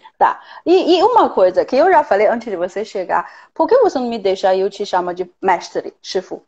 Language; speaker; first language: Portuguese; non-native, fluent; Chinese